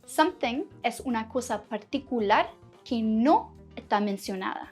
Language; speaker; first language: Spanish; non-native, fluent; English